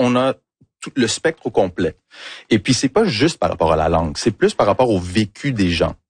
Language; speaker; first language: French; early bilingual, other home language; English